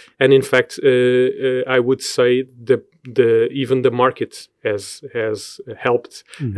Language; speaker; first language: English; non-native, fluent; Portuguese